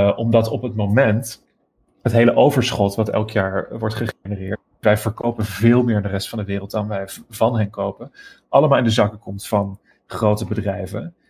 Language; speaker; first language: Dutch; native; Dutch